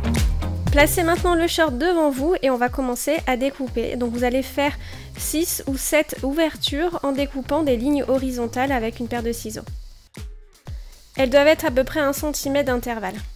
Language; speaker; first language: French; native; French